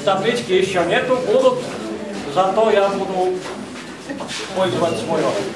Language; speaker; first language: Russian; non-native, learner; Estonian